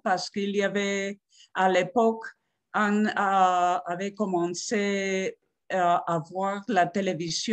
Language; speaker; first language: French; non-native, fluent; Spanish